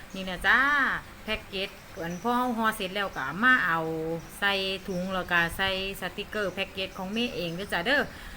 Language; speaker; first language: Thai; native; Thai